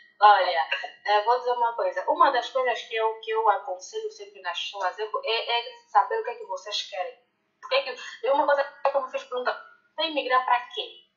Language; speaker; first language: Portuguese; native; Portuguese